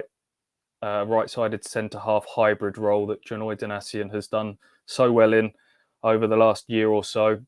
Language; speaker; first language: English; native; English